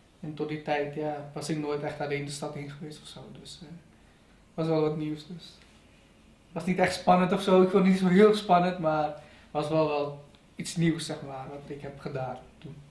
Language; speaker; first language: Dutch; early bilingual, other home language; Persian